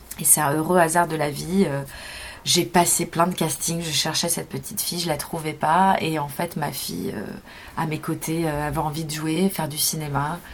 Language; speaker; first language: French; native; French